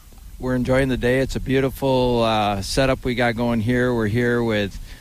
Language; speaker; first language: English; native; English